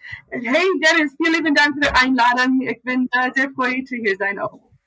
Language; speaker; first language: German; non-native, learner; English